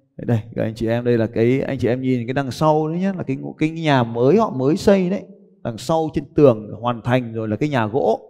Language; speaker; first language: Vietnamese; native; Vietnamese